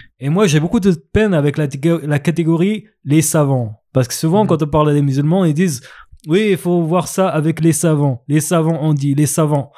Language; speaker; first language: French; native; French